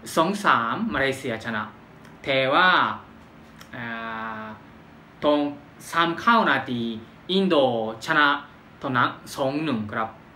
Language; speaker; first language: Thai; non-native, fluent; Japanese